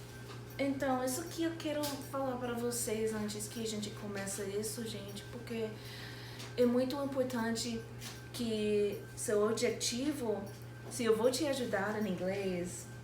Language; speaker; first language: Portuguese; non-native, fluent; English